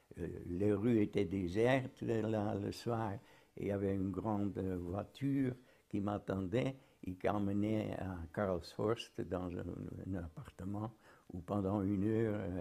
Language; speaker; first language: French; non-native, fluent; Dutch